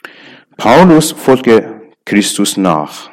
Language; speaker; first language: German; non-native, learner; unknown